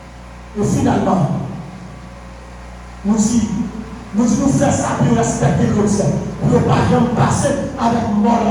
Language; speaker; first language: French; non-native, local second language; Haitian Creole